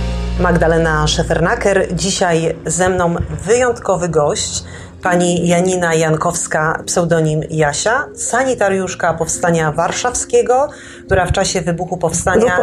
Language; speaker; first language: Polish; native; Polish